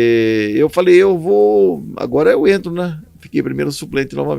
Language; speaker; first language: Portuguese; native; Portuguese